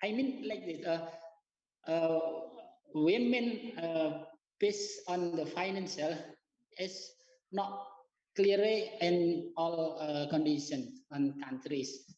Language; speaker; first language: English; non-native, learner; Indonesian